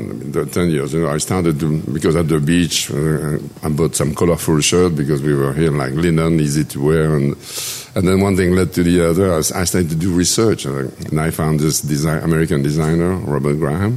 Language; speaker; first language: English; non-native, fluent; French